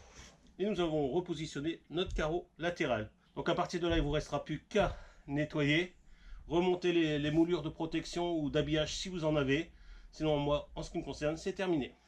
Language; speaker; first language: French; native; French